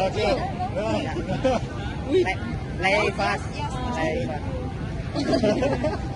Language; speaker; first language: English; non-native, learner; Vietnamese